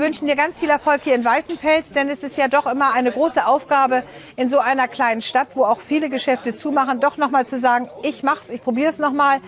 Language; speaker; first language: German; native; German